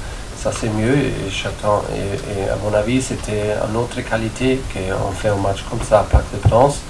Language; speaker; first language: French; non-native, fluent; German